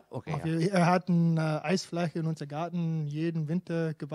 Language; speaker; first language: German; non-native, fluent; English